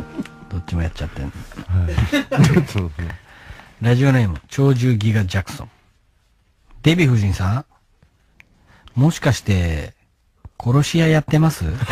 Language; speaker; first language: Japanese; native; Japanese